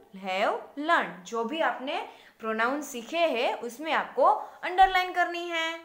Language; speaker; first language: Hindi; non-native, local second language; Gujarati